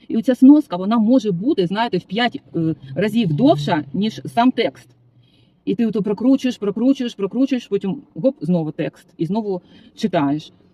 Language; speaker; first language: Ukrainian; non-native, local second language; Russian